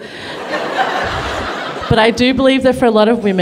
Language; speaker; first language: English; native; English